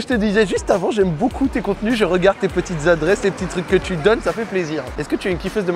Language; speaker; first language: French; native; French